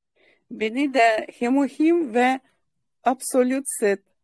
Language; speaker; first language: Turkish; non-native, learner; Russian